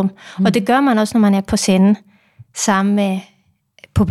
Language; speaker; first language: Danish; non-native, fluent; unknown